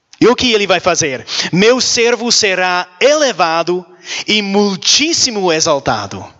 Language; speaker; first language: Portuguese; non-native, learner; English